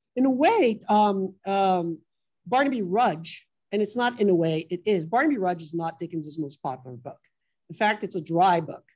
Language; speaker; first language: English; native; English